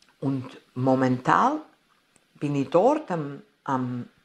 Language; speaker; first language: German; non-native, fluent; Italian